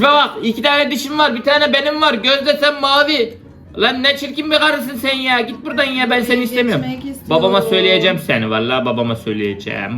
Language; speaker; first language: Turkish; native; Turkish